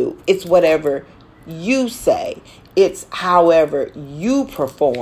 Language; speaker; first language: English; native; English